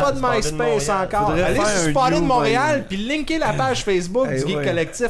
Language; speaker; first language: French; native; French